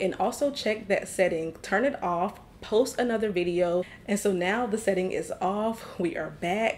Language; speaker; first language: English; native; English